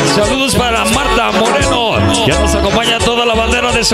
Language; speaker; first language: Spanish; native; Spanish